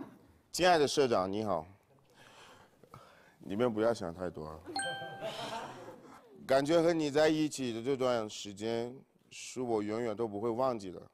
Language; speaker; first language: Chinese; non-native, learner; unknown